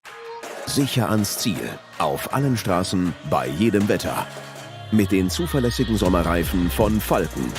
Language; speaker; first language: German; native; German